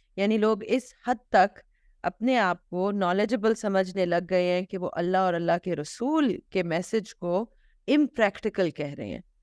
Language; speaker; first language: Urdu; early bilingual, heritage; Urdu